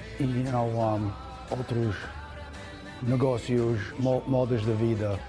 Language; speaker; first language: Portuguese; non-native, learner; English